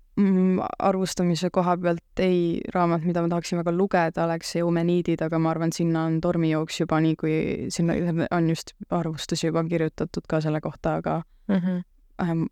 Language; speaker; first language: Estonian; native; Estonian